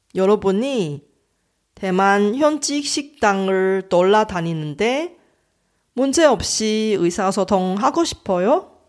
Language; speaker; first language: Korean; non-native, fluent; Chinese